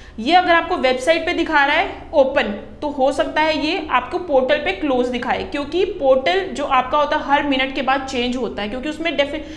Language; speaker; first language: Hindi; non-native, local second language; Punjabi